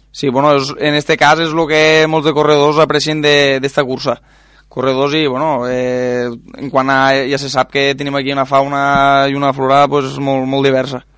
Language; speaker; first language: Catalan; native; Catalan